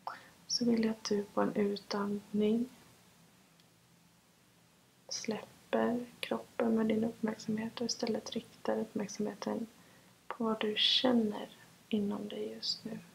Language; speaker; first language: Swedish; native; Swedish